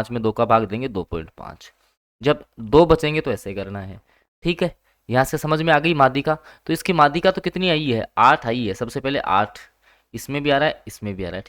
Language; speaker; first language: Hindi; native; Hindi